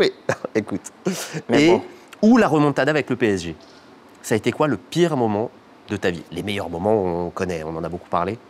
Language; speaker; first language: French; native; French